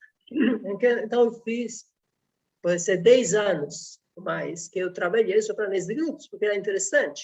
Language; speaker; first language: Portuguese; non-native, fluent; Italian